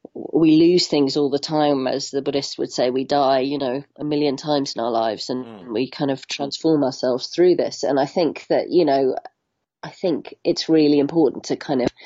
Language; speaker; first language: English; native; English